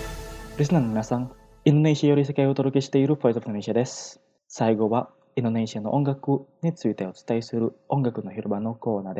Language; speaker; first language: Japanese; non-native, fluent; Indonesian